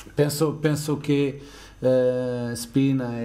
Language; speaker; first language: Italian; non-native, fluent; Portuguese